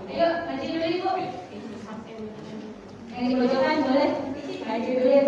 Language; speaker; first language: Indonesian; native; Indonesian